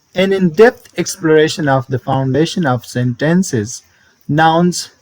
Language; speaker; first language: English; non-native, local second language; Urdu